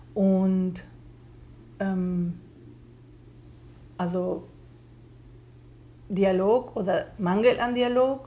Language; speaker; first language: German; non-native, fluent; Spanish